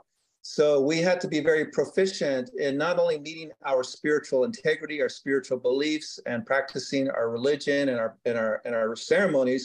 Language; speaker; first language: English; native; English